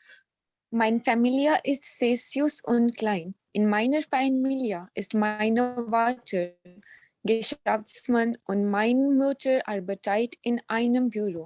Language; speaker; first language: German; non-native, learner; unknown